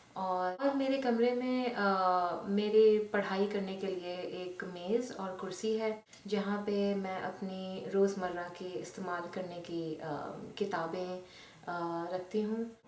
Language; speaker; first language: Hindi; non-native, local second language; Urdu